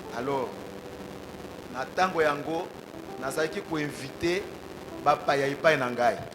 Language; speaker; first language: Lingala; native; Lingala